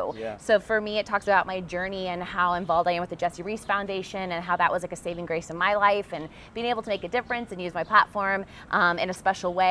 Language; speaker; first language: English; native; English